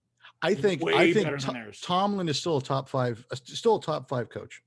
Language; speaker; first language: English; native; English